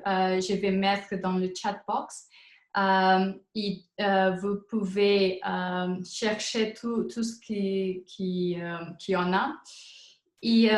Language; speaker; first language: French; non-native, fluent; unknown